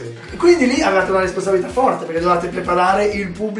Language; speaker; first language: Italian; native; Italian